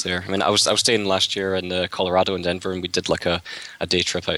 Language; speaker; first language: English; native; English